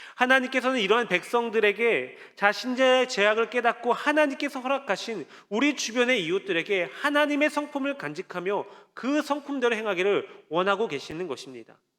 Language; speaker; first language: Korean; native; Korean